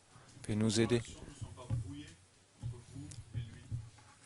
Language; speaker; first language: French; non-native, learner; German